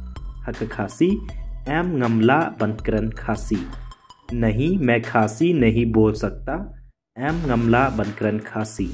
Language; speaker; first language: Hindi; non-native, local second language; Khasi